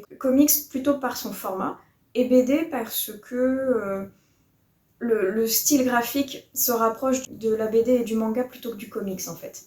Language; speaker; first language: French; native; French